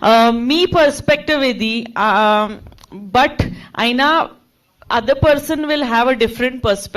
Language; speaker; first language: Telugu; non-native, local second language; Hindi